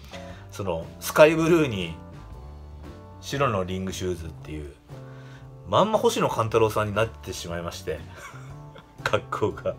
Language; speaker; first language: Japanese; native; Japanese